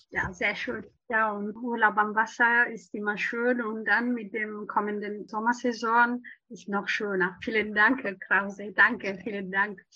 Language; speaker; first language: German; non-native, fluent; Italian